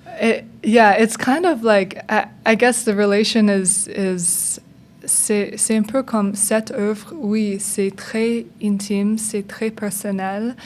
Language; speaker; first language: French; non-native, learner; English